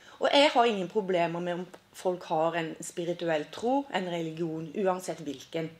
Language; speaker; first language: Norwegian; native; Norwegian